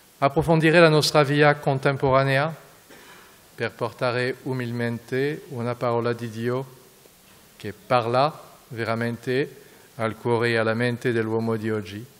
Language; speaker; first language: Italian; non-native, fluent; French